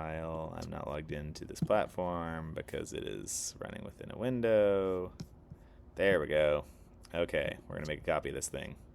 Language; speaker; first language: English; native; English